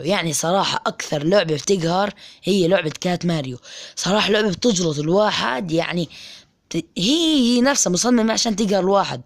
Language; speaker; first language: Arabic; native; Arabic